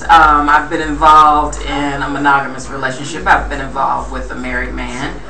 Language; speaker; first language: English; native; English